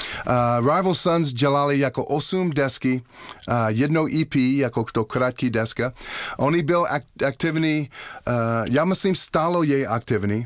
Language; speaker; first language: Czech; non-native, learner; English